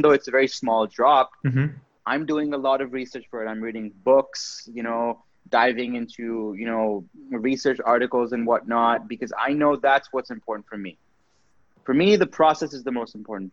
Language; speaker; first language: English; non-native, local second language; Urdu